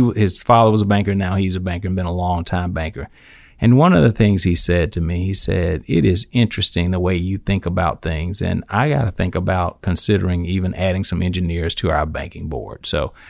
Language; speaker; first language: English; native; English